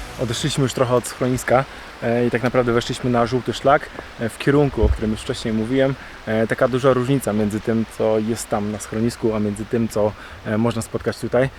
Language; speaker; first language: Polish; native; Polish